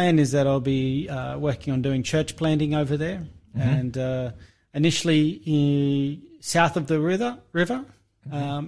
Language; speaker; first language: English; native; English